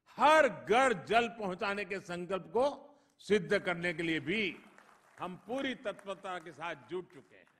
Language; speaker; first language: Hindi; non-native, local second language; Gujarati